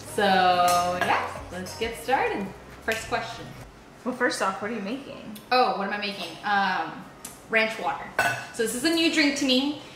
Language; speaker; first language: English; early bilingual, other home language; Spanish